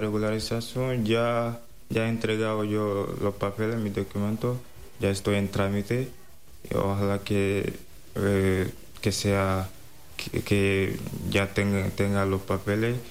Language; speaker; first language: Spanish; non-native, fluent; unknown